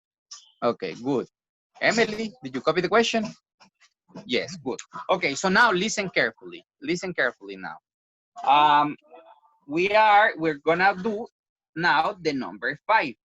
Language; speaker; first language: English; non-native, fluent; Spanish